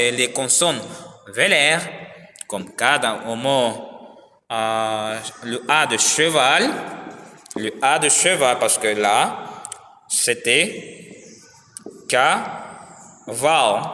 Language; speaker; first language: French; non-native, learner; Spanish